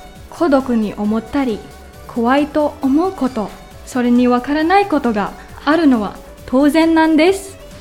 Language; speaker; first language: Japanese; non-native, fluent; Filipino